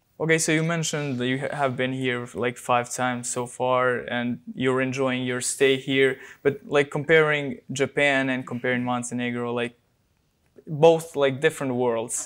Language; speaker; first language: English; non-native, fluent; Albanian